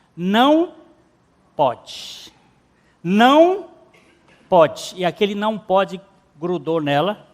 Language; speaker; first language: Portuguese; native; Portuguese